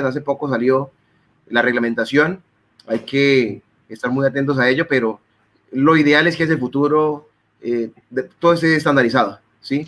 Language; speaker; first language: Spanish; native; Spanish